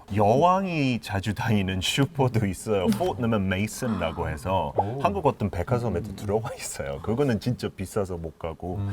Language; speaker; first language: Korean; non-native, fluent; English